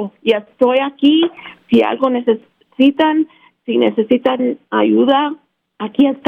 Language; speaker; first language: Spanish; early bilingual, heritage; Spanish